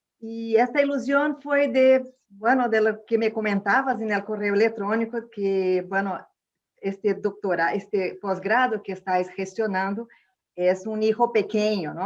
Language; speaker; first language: Spanish; non-native, fluent; Portuguese